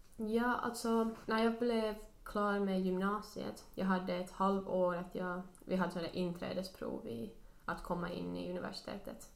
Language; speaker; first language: Swedish; non-native, local second language; Finnish